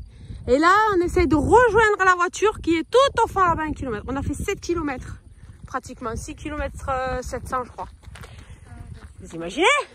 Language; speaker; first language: French; native; French